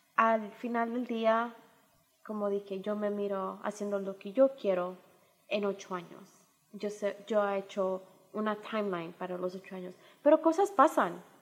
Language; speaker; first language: Spanish; early bilingual, heritage; Spanish